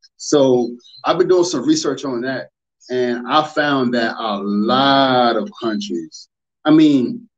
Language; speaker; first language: English; native; English